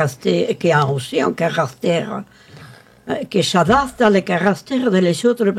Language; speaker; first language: French; non-native, local second language; Spanish